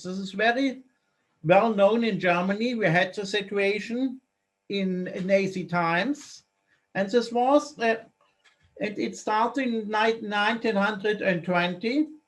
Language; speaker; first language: English; non-native, fluent; German